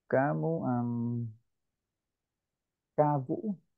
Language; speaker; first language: Korean; non-native, learner; Vietnamese